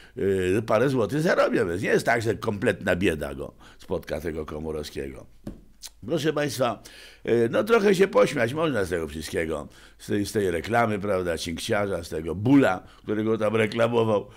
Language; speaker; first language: Polish; native; Polish